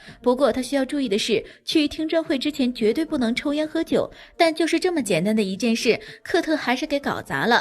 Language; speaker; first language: Chinese; native; Chinese